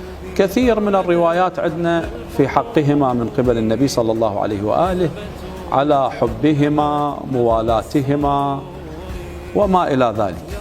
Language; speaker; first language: Arabic; native; Arabic